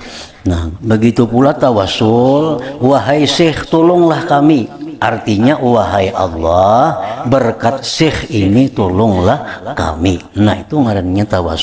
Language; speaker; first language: Indonesian; non-native, local second language; Banjar